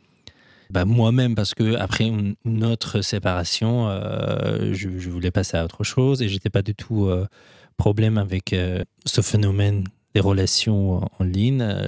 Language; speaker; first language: French; non-native, fluent; Persian